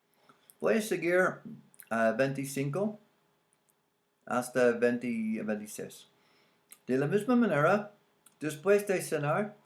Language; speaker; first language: Spanish; non-native, fluent; English